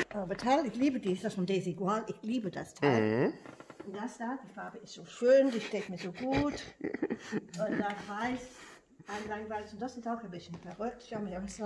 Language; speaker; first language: German; non-native, fluent; English